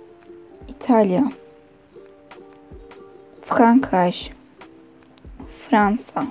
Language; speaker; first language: German; non-native, fluent; Turkish